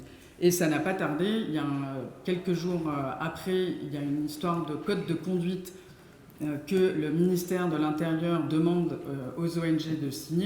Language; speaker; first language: French; native; French